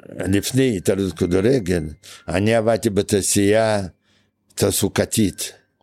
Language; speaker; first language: Hebrew; non-native, fluent; Russian